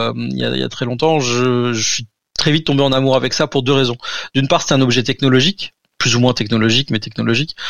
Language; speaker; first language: French; native; French